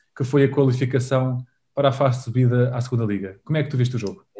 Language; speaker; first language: Portuguese; native; Portuguese